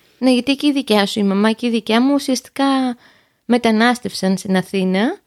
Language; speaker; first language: Greek; native; Greek